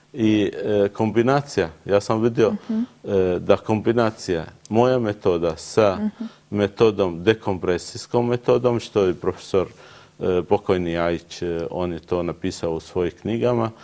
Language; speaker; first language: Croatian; non-native, learner; Arabic